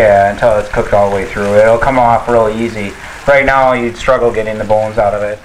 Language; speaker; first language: English; native; English